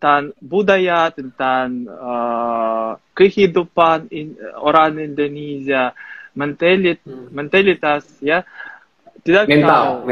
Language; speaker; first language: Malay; non-native, fluent; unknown